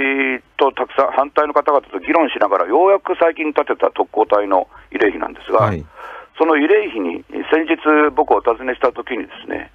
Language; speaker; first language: Japanese; native; Japanese